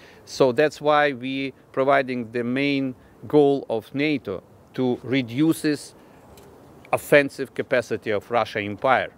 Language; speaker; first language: English; non-native, fluent; Ukrainian